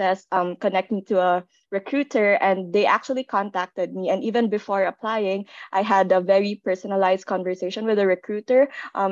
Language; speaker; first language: English; non-native, local second language; Filipino